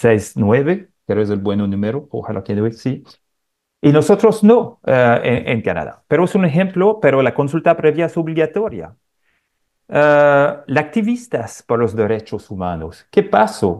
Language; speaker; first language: Spanish; non-native, fluent; French